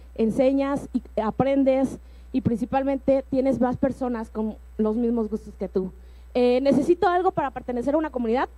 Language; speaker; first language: Spanish; native; Spanish